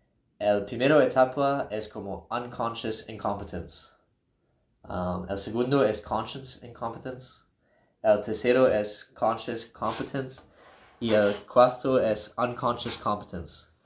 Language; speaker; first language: Spanish; non-native, learner; English